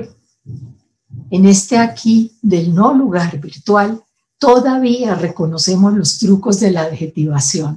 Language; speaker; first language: Spanish; native; Spanish